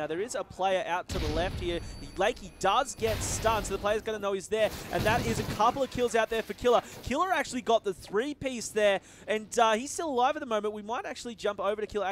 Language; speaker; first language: English; native; English